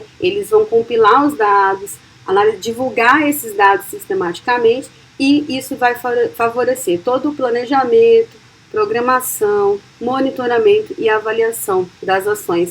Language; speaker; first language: Portuguese; native; Portuguese